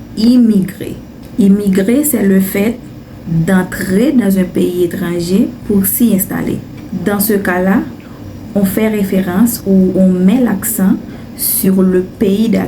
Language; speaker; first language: French; non-native, learner; Haitian Creole